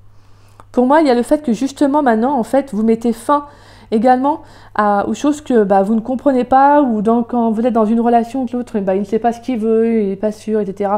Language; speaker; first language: French; native; French